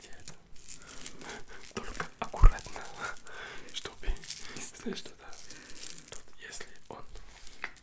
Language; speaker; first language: Russian; non-native, learner; French